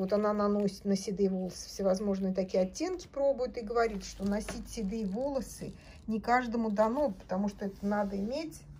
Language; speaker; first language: Russian; native; Russian